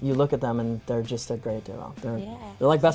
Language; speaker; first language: English; native; English